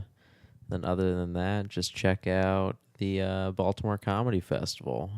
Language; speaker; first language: English; native; English